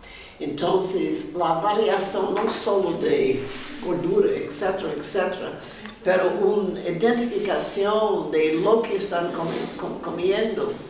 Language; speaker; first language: Spanish; non-native, fluent; Portuguese